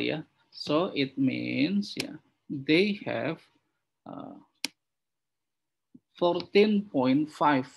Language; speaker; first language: English; non-native, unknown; Indonesian